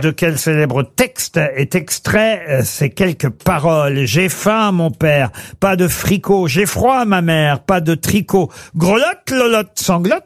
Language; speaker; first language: French; native; French